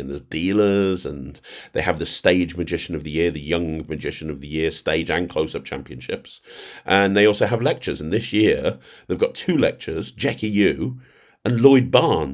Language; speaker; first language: English; native; English